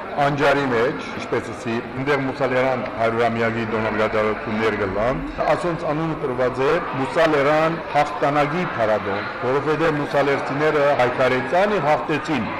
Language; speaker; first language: Armenian; early bilingual, heritage; Armenian